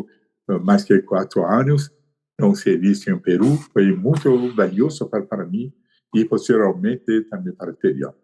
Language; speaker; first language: Portuguese; non-native, learner; Persian